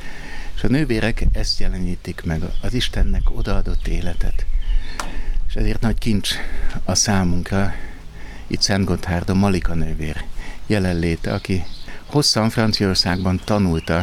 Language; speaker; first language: Hungarian; native; Hungarian